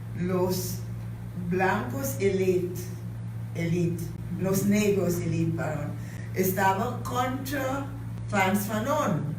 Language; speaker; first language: Spanish; non-native, fluent; English